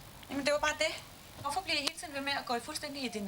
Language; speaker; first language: Danish; native; Danish